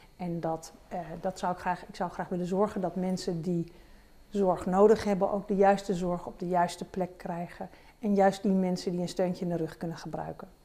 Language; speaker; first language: Dutch; native; Dutch